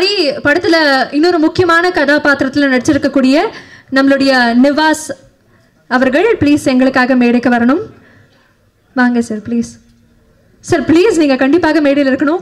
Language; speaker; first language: Tamil; native; Tamil